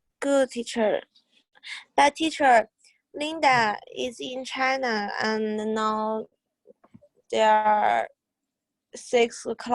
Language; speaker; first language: English; non-native, learner; Chinese